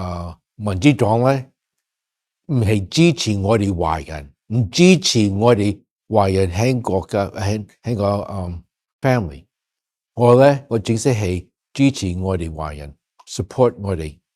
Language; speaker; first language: Cantonese; early bilingual, heritage; English